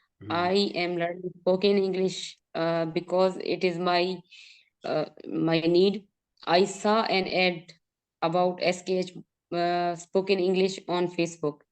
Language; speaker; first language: English; non-native, learner; Urdu